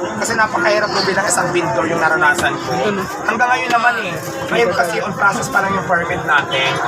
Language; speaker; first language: Filipino; non-native, local second language; Waray